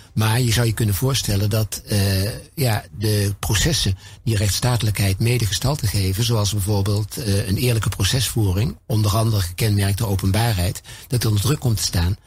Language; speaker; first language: Dutch; native; Dutch